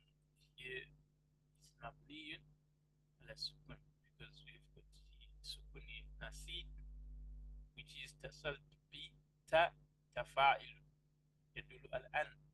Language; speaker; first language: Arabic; non-native, fluent; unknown